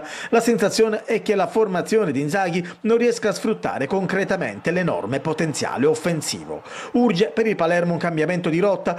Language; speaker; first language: Italian; native; Italian